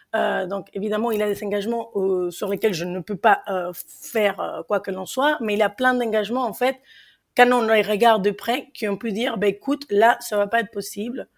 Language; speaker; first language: French; non-native, fluent; Spanish